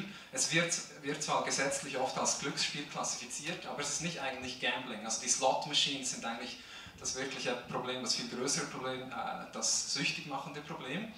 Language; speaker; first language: German; native; German